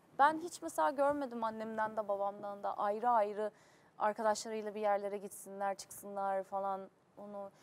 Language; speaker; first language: Turkish; native; Turkish